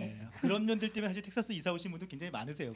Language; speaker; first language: Korean; native; Korean